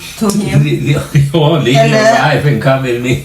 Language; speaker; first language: English; non-native, learner; Swedish